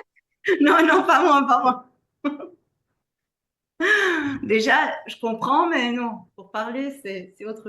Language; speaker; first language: French; non-native, fluent; Spanish